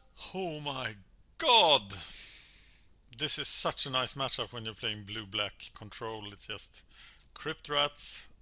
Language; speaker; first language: English; non-native, fluent; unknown